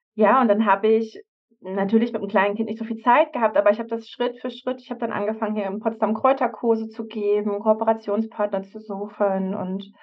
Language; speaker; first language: German; native; German